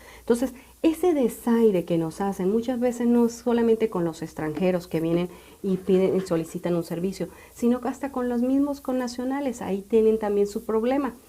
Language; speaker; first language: Spanish; native; Spanish